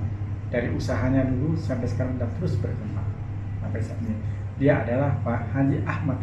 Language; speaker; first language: Indonesian; native; Indonesian